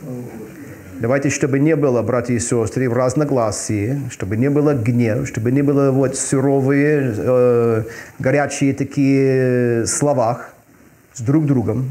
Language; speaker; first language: Russian; non-native, fluent; English